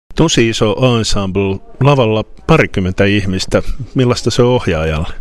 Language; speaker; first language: Finnish; native; Finnish